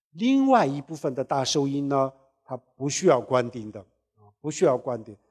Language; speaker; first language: Chinese; non-native, local second language; Tibetan